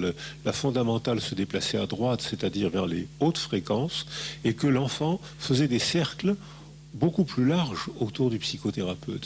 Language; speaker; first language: French; native; French